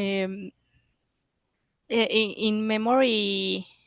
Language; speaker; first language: English; non-native, learner; Spanish